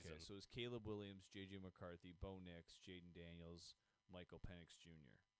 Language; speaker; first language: English; native; English